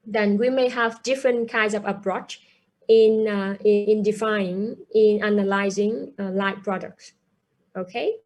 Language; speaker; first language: English; non-native, fluent; Vietnamese